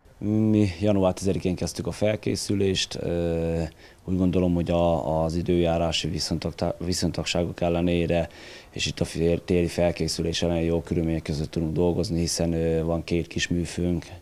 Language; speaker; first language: Hungarian; native; Hungarian